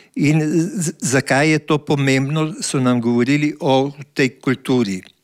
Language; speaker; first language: Slovenian; native; Slovenian